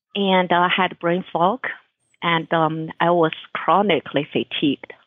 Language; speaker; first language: English; non-native, fluent; Chinese